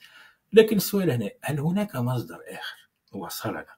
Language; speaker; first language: Arabic; native; Arabic